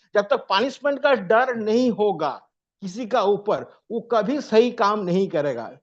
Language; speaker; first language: Hindi; non-native, local second language; Bangla